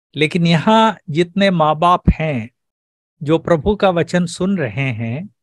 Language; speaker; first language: Hindi; native; Hindi